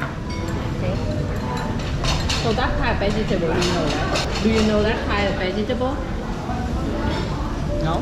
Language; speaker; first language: English; non-native, learner; Vietnamese